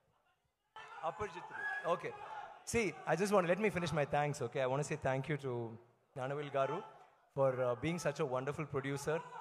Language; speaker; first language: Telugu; non-native, learner; Tamil